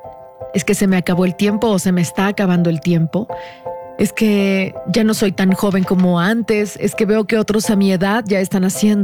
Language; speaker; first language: Spanish; native; Spanish